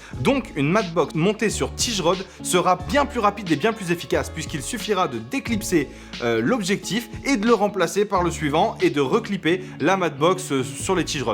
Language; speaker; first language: French; native; French